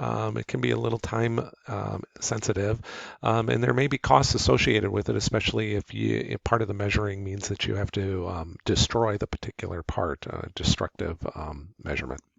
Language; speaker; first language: English; native; English